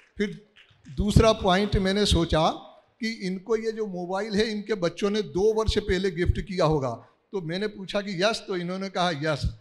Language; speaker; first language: Hindi; native; Hindi